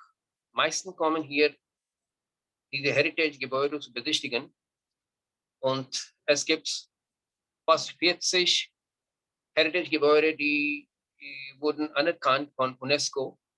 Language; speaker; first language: German; non-native, learner; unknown